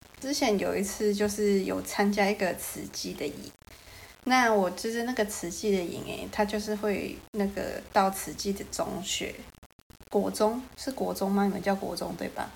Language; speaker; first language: Chinese; native; Chinese